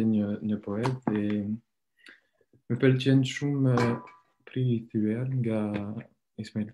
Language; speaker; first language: Albanian; non-native, learner; French